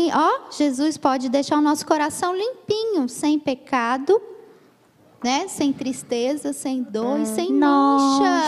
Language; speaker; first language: Portuguese; native; Portuguese